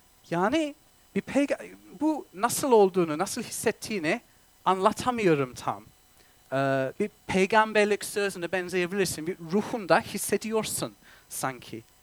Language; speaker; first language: Turkish; non-native, fluent; English